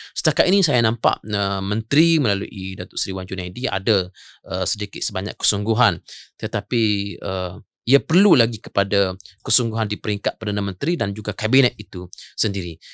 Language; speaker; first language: Malay; native; Malay